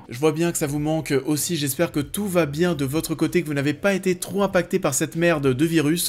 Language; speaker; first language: French; native; French